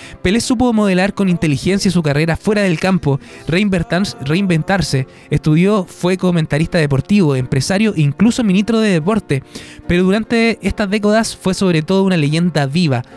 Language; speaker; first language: Spanish; native; Spanish